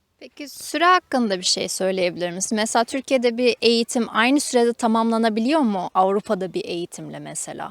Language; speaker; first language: Turkish; native; Turkish